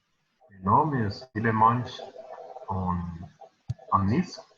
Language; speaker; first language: French; non-native, learner; Spanish